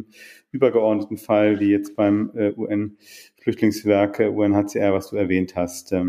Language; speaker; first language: German; native; German